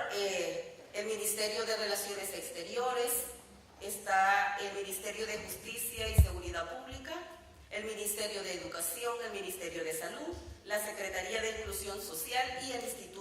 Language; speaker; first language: Spanish; native; Spanish